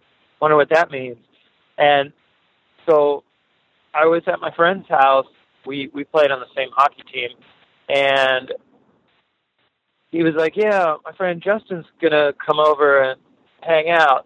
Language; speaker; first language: English; native; English